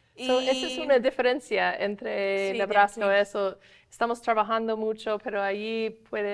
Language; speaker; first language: Spanish; non-native, fluent; English